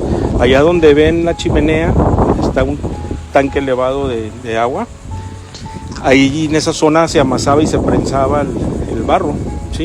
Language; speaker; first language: Spanish; native; Spanish